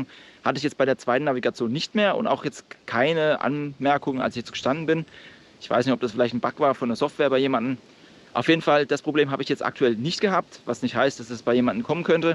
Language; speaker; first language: German; native; German